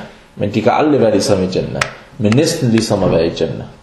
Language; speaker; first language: Danish; early bilingual, other home language; Arabic